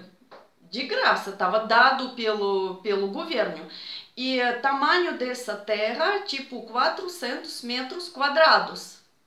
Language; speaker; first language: Portuguese; non-native, fluent; Russian